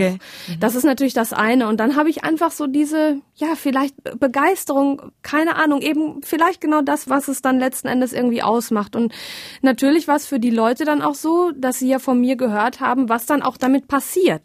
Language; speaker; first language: German; native; German